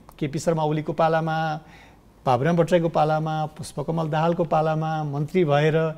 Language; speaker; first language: Nepali; native; Nepali